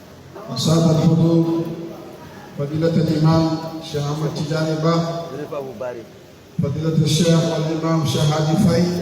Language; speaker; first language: Arabic; non-native, fluent; Wolof